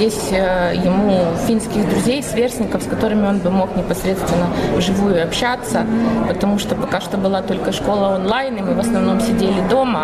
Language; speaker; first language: Russian; native; Russian